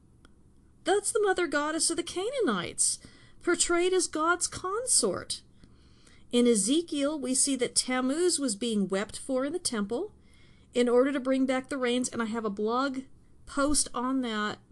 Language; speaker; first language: English; native; English